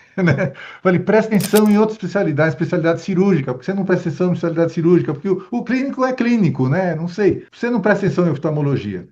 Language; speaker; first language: Portuguese; early bilingual, other home language; Spanish